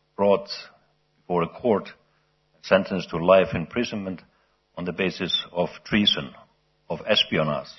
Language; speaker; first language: English; non-native, fluent; Icelandic